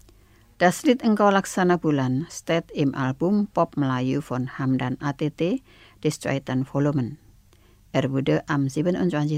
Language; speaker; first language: German; non-native, fluent; Indonesian